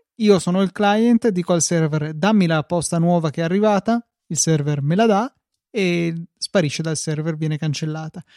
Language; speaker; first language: Italian; native; Italian